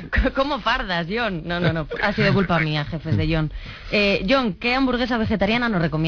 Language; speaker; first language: Spanish; native; Spanish